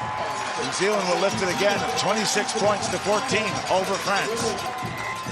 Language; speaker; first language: English; native; English